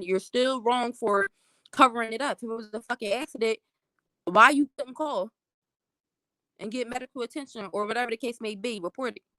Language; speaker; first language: English; native; English